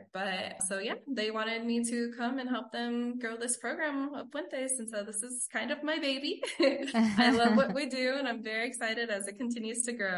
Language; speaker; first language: English; native; English